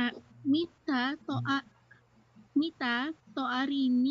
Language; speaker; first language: Japanese; non-native, learner; Filipino